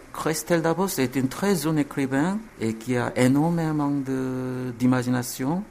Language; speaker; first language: French; non-native, fluent; Korean